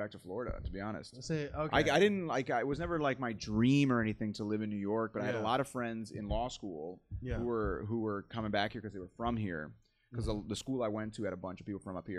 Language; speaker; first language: English; native; English